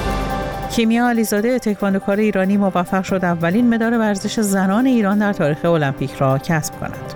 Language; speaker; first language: Persian; native; Persian